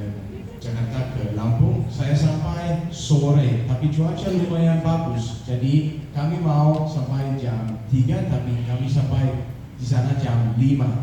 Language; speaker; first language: Indonesian; non-native, fluent; Danish